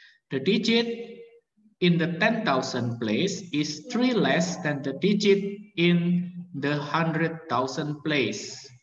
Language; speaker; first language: English; non-native, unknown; Indonesian